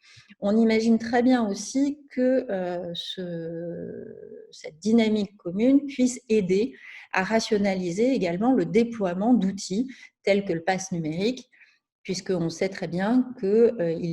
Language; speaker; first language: French; native; French